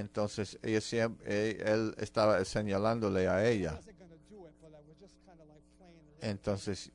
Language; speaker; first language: Spanish; non-native, fluent; English